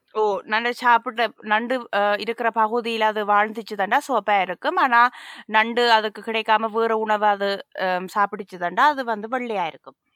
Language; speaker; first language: Tamil; early bilingual, heritage; Tamil